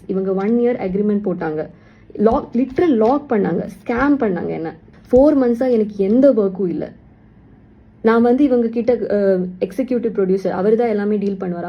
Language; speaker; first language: Tamil; non-native, local second language; Malayalam